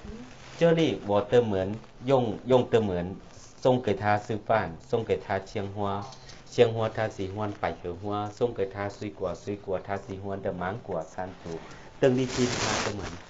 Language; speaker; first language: Chinese; non-native, learner; Thai